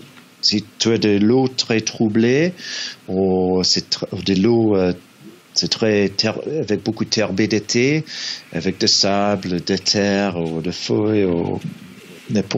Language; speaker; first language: French; non-native, learner; English